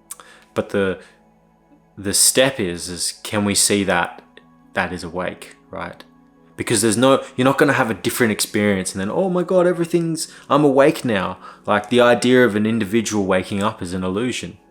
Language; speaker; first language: English; native; English